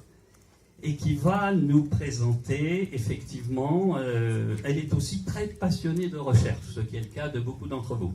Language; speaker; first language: French; native; French